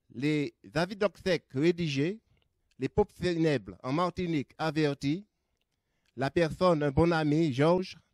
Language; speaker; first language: French; native; French